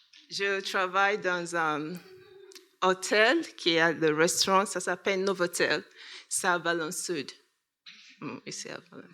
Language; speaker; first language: French; non-native, learner; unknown